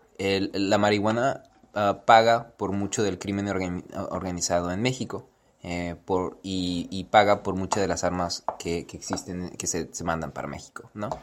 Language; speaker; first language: Spanish; early bilingual, heritage; Spanish